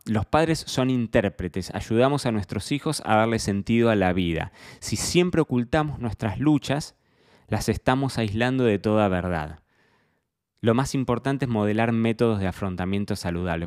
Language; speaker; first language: Spanish; native; Spanish